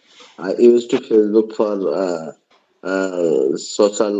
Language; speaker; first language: English; non-native, learner; Bangla